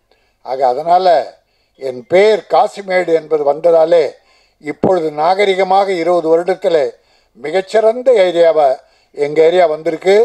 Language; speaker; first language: Tamil; native; Tamil